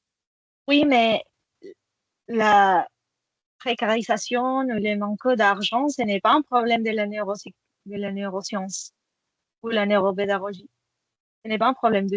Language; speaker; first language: French; non-native, fluent; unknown